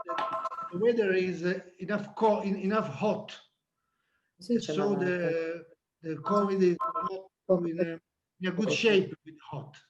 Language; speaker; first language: English; non-native, learner; Italian